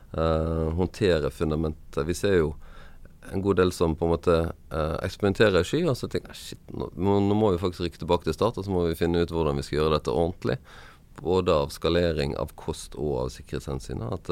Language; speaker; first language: Norwegian; native; Norwegian